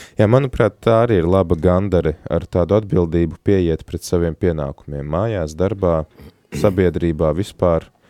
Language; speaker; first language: Latvian; native; Latvian